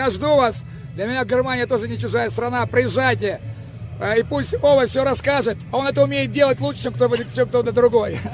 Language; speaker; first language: Russian; native; Russian